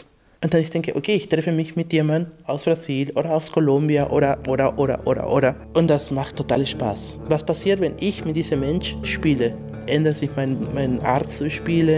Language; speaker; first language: German; non-native, fluent; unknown